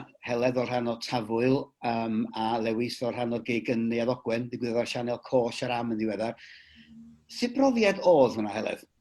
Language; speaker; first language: Welsh; native; Welsh